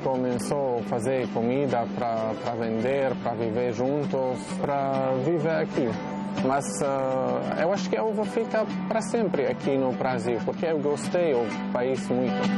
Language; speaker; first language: Portuguese; non-native, learner; Arabic